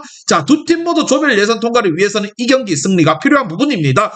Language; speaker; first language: Korean; native; Korean